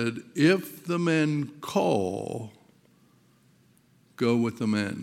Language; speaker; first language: English; native; English